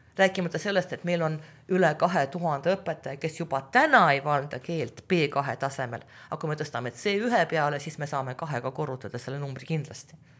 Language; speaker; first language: Estonian; non-native, local second language; Russian